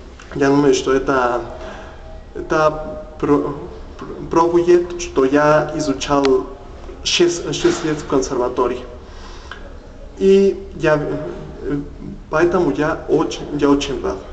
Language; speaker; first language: Russian; non-native, learner; Spanish